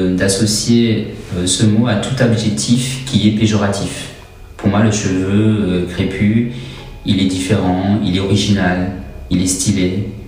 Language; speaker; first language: French; native; French